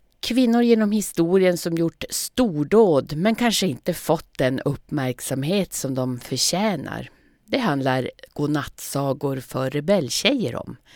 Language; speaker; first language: Swedish; native; Swedish